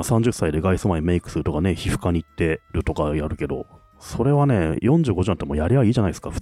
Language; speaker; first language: Japanese; native; Japanese